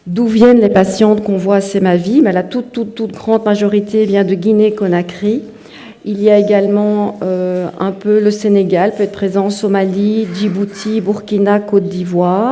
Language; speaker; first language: French; native; French